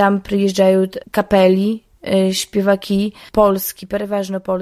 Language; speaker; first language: Ukrainian; early bilingual, heritage; Ukrainian